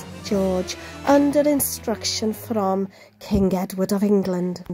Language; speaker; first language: English; native; English